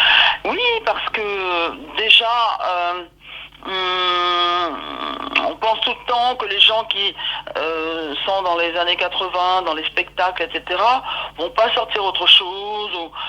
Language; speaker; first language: French; native; French